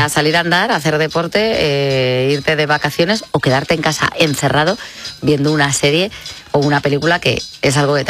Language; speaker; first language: Spanish; native; Spanish